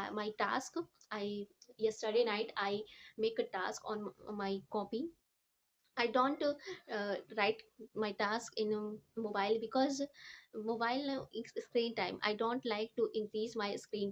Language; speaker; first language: English; non-native, learner; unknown